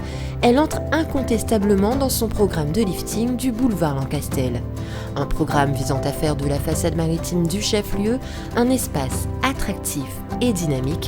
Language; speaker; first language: French; native; French